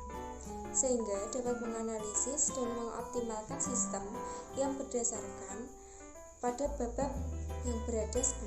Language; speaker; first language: Indonesian; native; Indonesian